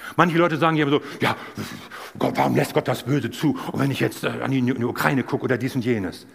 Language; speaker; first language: German; native; German